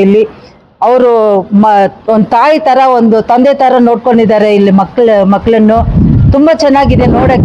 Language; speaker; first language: Kannada; non-native, local second language; Tamil